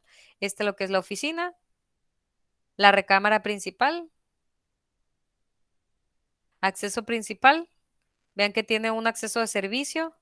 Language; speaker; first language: Spanish; native; Spanish